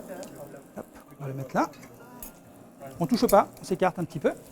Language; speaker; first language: French; native; French